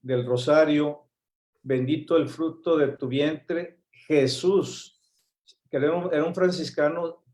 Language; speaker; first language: Spanish; native; Spanish